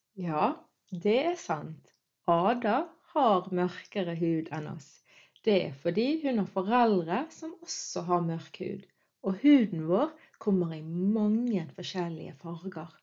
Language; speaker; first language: Norwegian; early bilingual, other home language; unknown